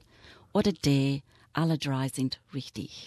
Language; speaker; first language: German; non-native, fluent; English